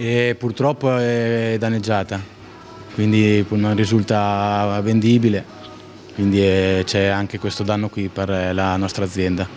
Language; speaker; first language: Italian; native; Italian